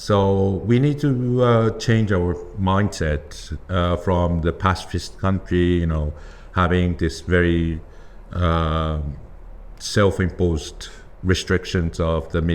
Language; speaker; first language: English; non-native, fluent; Japanese